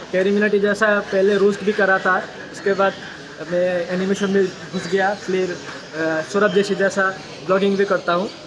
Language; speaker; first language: Hindi; non-native, fluent; Bangla